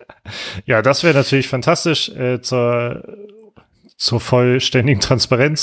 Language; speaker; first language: German; native; German